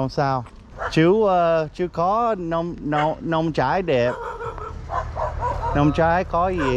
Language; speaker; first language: Vietnamese; non-native, learner; English